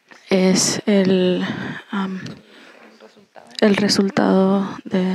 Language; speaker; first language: Spanish; non-native, fluent; English